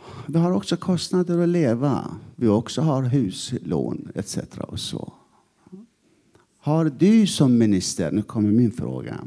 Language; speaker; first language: Swedish; non-native, fluent; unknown